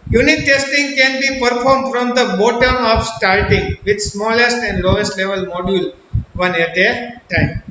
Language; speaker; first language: English; non-native, local second language; Gujarati